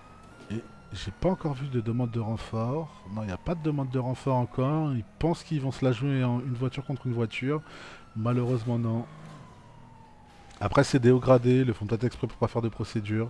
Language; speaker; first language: French; native; French